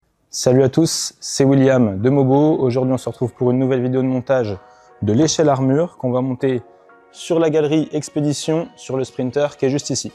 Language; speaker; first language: French; native; French